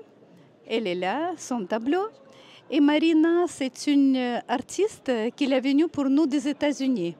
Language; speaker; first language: French; non-native, fluent; Russian